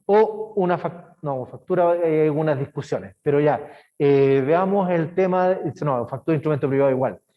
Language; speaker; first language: Spanish; native; Spanish